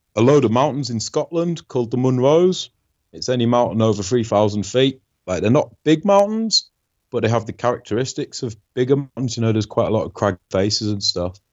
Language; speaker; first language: English; native; English